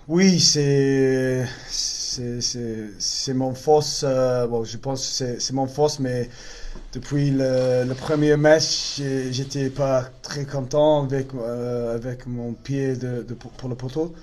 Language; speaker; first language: French; non-native, learner; English